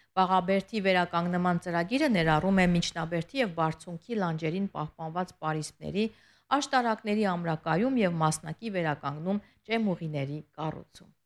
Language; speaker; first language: Armenian; native; Armenian